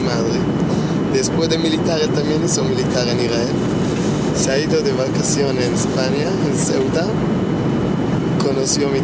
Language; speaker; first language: Spanish; early bilingual, heritage; Hebrew